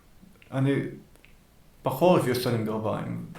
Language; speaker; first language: Hebrew; early bilingual, heritage; Hebrew